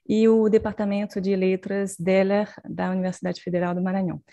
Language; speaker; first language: Portuguese; non-native, fluent; French